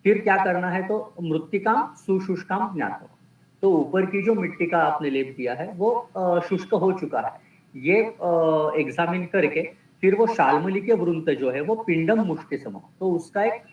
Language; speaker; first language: Hindi; non-native, local second language; Marathi